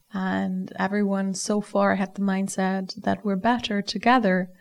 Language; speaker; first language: English; non-native, fluent; German